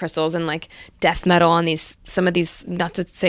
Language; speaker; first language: English; native; English